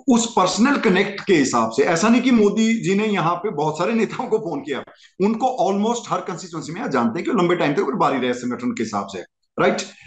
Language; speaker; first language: Hindi; native; Hindi